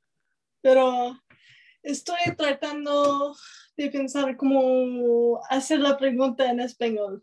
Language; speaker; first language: Spanish; non-native, learner; English